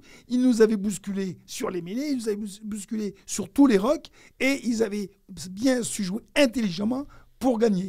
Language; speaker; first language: French; native; French